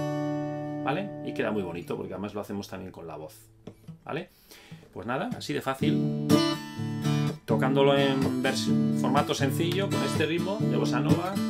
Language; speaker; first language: Spanish; native; Spanish